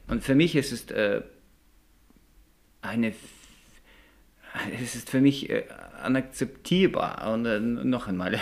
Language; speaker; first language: German; non-native, learner; Russian